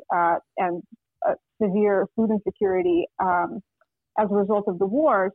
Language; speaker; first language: English; non-native, fluent; Russian